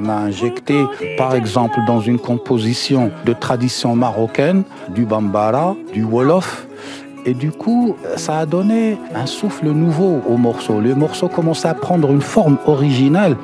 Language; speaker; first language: French; non-native, local second language; Arabic